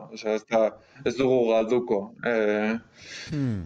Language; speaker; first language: Basque; non-native, local second language; Spanish